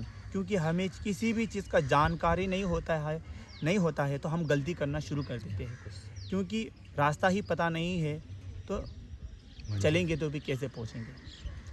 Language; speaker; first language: Hindi; non-native, local second language; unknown